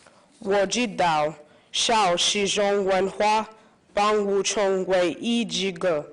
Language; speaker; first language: Chinese; non-native, learner; English